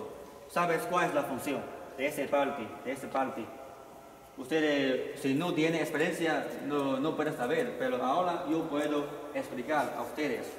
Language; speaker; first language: Spanish; non-native, learner; Chinese